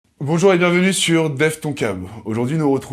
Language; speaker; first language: French; native; French